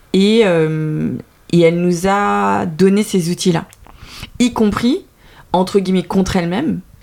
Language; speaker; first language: French; early bilingual, other home language; Vietnamese